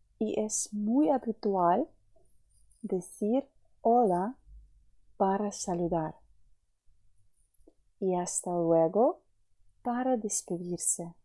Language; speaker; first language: Spanish; non-native, fluent; Ukrainian